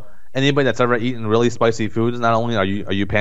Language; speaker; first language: English; native; English